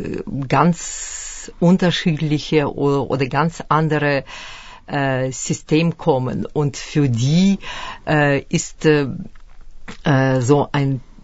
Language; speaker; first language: German; early bilingual, other home language; Russian